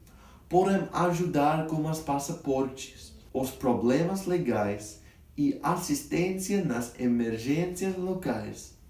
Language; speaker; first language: Portuguese; non-native, learner; English